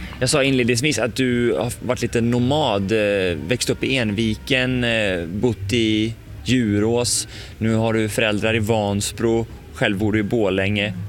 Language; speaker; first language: Swedish; native; Swedish